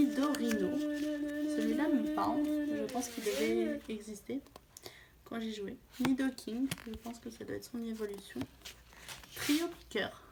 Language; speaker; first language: French; native; French